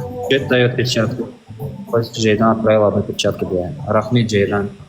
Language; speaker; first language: Russian; non-native, local second language; Turkmen